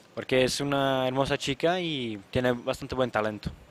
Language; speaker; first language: Spanish; non-native, fluent; Czech